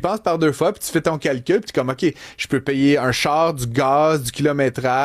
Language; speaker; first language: French; native; French